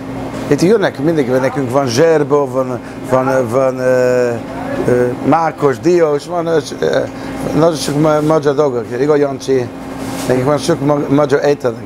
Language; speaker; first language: Hungarian; early bilingual, heritage; Hungarian